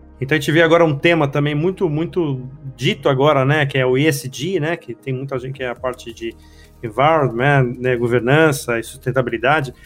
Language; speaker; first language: Portuguese; native; Portuguese